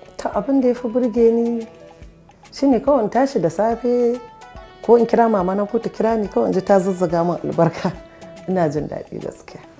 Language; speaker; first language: Hausa; non-native, local second language; Yoruba